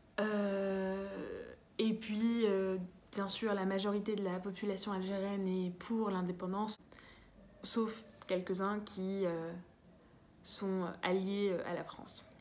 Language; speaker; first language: French; early bilingual, other home language; Arabic